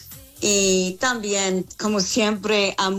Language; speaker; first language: Spanish; non-native, learner; English